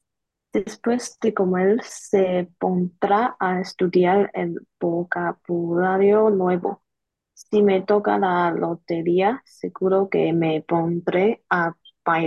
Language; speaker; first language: Spanish; non-native, learner; Chinese